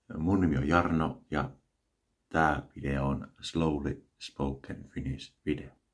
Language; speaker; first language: Finnish; native; Finnish